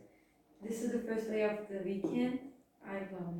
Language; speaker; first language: English; non-native, learner; Turkish